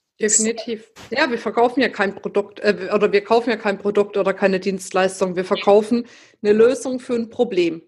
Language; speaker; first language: German; native; German